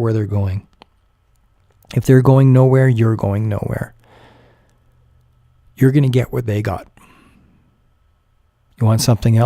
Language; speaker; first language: English; native; English